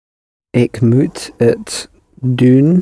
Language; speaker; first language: Dutch; non-native, learner; English